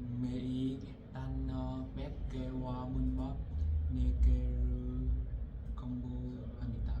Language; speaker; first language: Korean; non-native, learner; Vietnamese